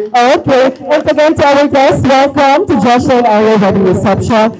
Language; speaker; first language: English; non-native, local second language; Filipino